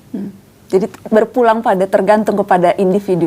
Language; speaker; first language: Indonesian; native; Indonesian